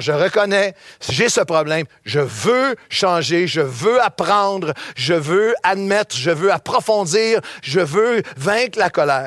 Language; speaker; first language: French; native; French